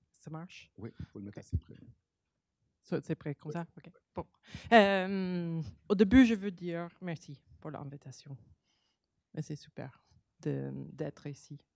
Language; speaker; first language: French; non-native, learner; English